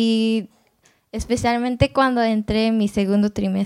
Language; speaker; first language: Spanish; non-native, learner; Japanese